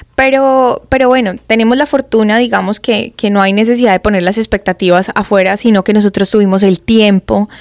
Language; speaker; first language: Spanish; native; Spanish